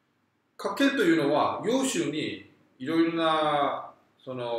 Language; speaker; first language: Japanese; non-native, fluent; Korean